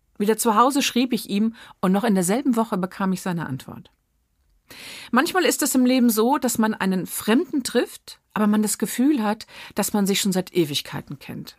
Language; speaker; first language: German; native; German